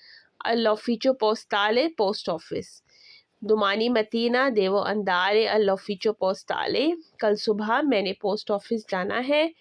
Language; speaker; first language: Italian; non-native, fluent; Urdu